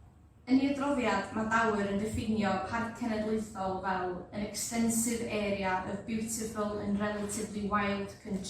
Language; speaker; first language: Welsh; native; Welsh